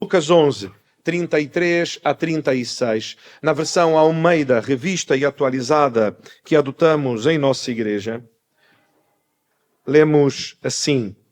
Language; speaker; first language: Portuguese; native; Portuguese